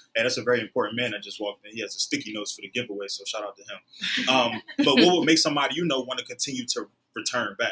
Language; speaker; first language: English; native; English